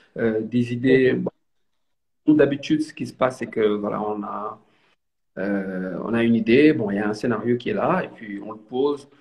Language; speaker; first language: French; non-native, local second language; Wolof